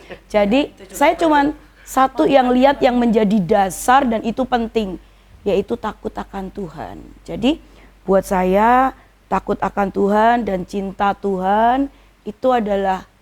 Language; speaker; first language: Indonesian; native; Indonesian